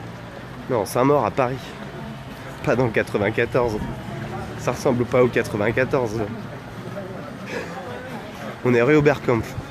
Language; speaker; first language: French; native; French